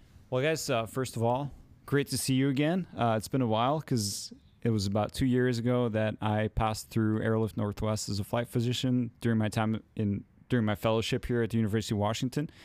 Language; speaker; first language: English; non-native, fluent; Dutch